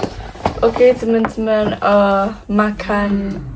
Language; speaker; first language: Indonesian; early bilingual, heritage; Indonesian